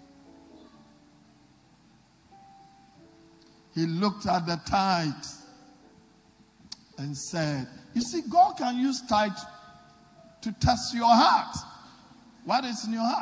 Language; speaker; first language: English; non-native, local second language; Akan